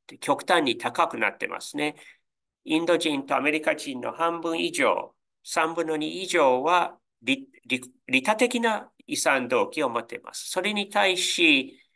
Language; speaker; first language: Japanese; non-native, fluent; English